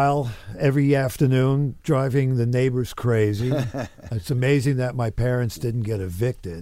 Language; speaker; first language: English; native; English